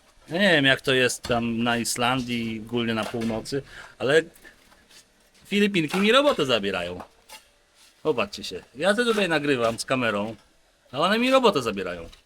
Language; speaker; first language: Polish; native; Polish